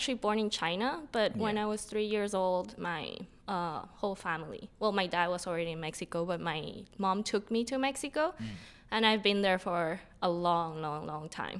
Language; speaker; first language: English; non-native, fluent; Spanish